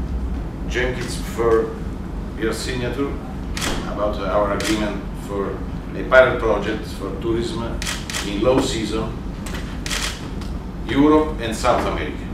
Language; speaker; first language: English; non-native, learner; Italian